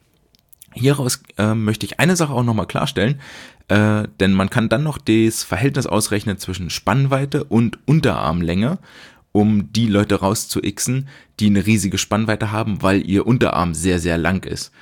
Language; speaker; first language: German; native; German